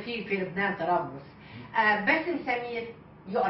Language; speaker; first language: Arabic; native; Arabic